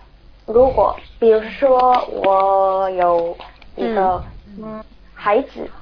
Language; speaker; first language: Chinese; non-native, learner; Korean